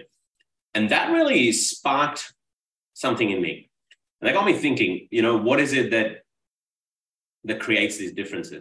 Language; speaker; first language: English; non-native, local second language; Urdu